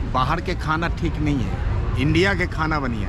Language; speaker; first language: Hindi; native; Hindi